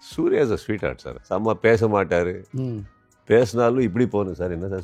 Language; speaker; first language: Tamil; non-native, local second language; Kannada